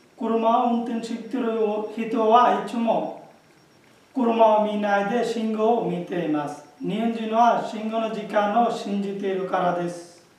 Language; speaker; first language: Japanese; non-native, learner; Bangla